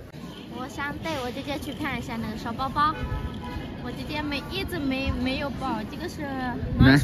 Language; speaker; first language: Chinese; non-native, fluent; Lao